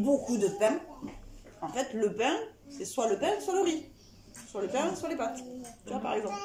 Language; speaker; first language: French; native; French